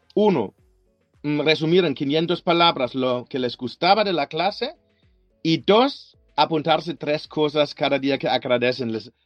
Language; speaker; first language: Spanish; non-native, fluent; German